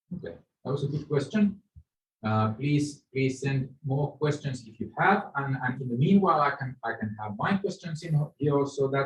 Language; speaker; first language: English; non-native, fluent; Finnish